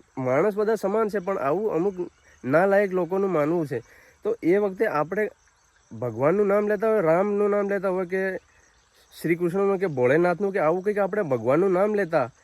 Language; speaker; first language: Gujarati; native; Gujarati